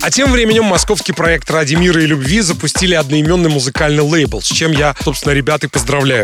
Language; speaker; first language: Russian; native; Russian